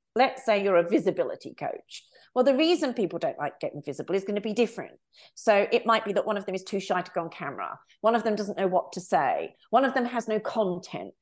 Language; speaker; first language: English; native; English